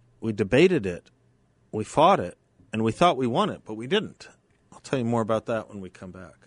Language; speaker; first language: English; native; English